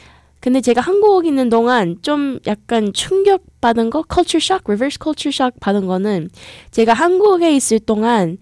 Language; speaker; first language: Korean; early bilingual, heritage; English